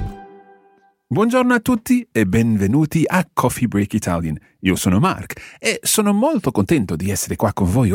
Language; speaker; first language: Italian; non-native, fluent; English